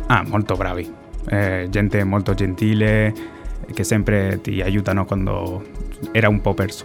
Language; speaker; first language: Italian; non-native, learner; Spanish